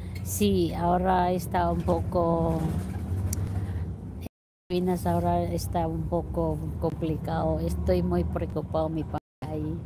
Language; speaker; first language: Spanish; non-native, learner; Filipino